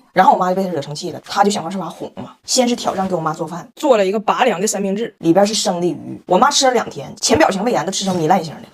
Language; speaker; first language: Chinese; native; Chinese